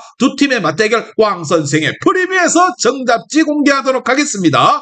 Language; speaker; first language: Korean; native; Korean